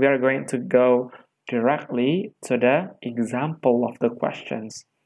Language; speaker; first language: English; non-native, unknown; Indonesian